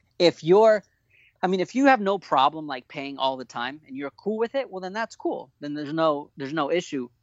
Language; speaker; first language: English; native; English